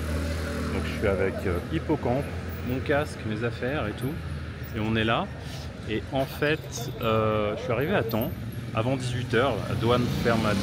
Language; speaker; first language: French; native; French